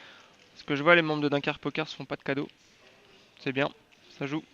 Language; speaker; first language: French; native; French